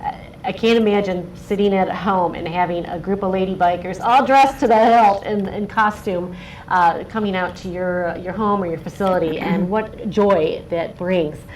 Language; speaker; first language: English; native; English